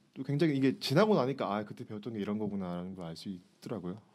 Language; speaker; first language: Korean; native; Korean